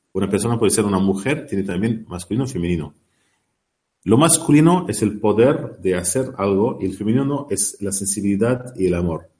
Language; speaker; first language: Spanish; non-native, learner; Arabic